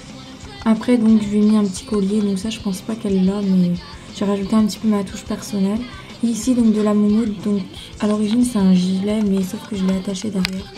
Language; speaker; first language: French; native; French